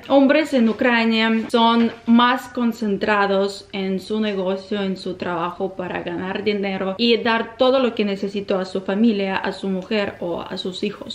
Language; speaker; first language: Spanish; non-native, fluent; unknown